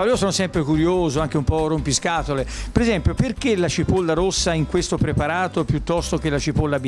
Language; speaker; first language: Italian; native; Italian